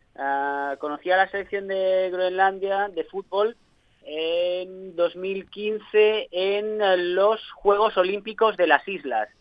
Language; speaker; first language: Spanish; native; Spanish